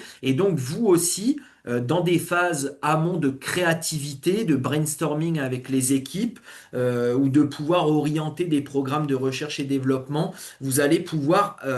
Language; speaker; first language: French; native; French